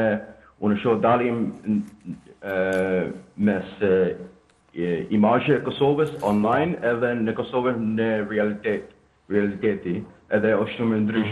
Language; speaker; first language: Albanian; non-native, learner; Danish